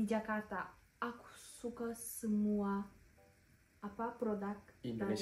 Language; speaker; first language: Indonesian; non-native, learner; Turkish